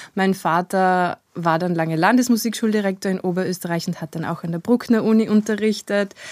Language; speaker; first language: German; native; German